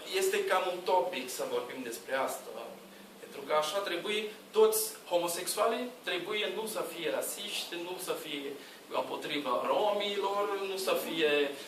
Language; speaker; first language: Romanian; non-native, learner; Portuguese